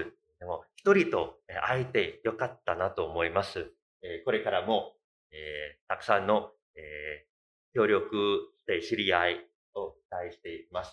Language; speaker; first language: Japanese; non-native, fluent; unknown